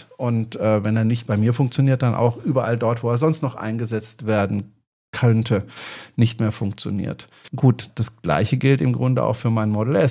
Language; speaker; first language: German; native; German